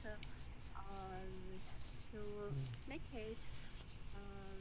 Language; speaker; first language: English; non-native, learner; Chinese